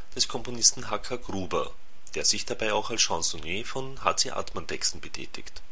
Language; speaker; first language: German; native; German